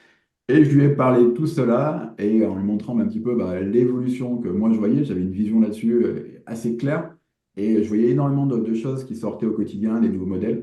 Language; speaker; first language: French; native; French